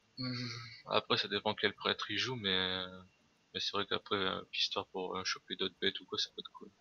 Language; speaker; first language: French; native; French